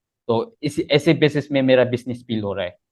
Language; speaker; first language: Hindi; non-native, local second language; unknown